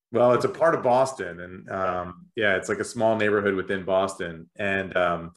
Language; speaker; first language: English; native; English